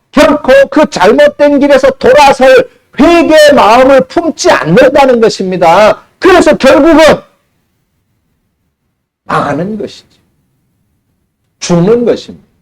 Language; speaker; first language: Korean; native; Korean